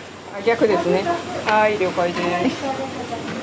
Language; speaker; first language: Japanese; native; Japanese